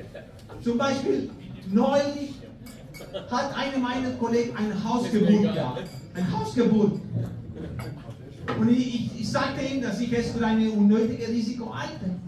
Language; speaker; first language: German; non-native, fluent; Spanish